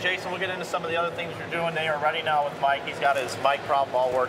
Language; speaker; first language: English; native; English